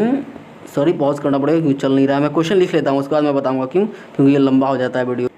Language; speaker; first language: Hindi; native; Hindi